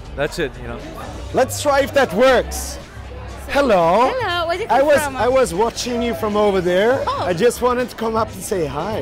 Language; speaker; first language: English; non-native, fluent; Swedish